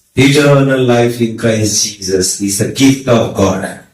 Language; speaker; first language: English; non-native, local second language; Telugu